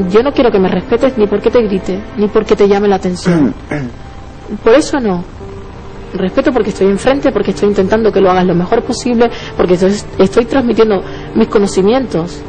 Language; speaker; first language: Spanish; native; Spanish